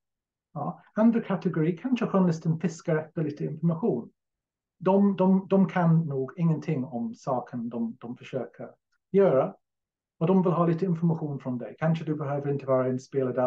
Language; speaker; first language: Swedish; non-native, fluent; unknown